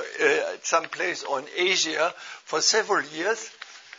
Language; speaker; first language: English; non-native, fluent; German